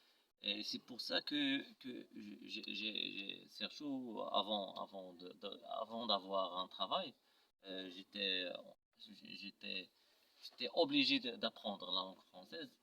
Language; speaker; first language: French; non-native, local second language; Arabic